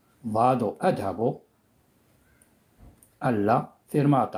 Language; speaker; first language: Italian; non-native, fluent; Arabic